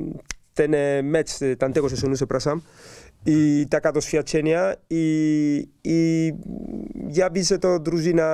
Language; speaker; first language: Polish; non-native, learner; Spanish